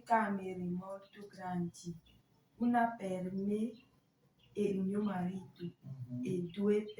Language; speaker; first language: Italian; non-native, learner; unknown